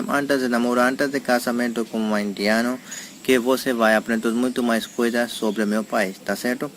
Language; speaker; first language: Portuguese; non-native, learner; Hindi